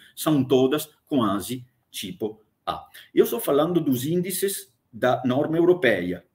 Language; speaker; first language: Portuguese; non-native, fluent; Italian